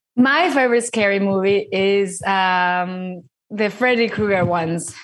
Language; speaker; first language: English; non-native, fluent; Spanish